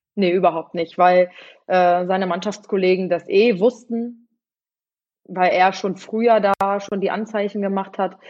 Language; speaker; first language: German; early bilingual, other home language; Polish